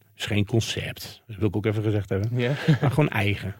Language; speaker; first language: Dutch; native; Dutch